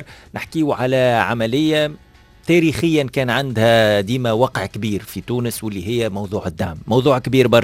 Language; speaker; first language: Arabic; native; Arabic